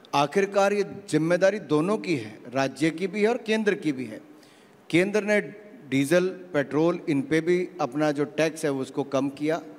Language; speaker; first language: Hindi; native; Hindi